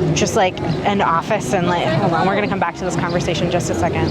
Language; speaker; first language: English; early bilingual, other home language; Urdu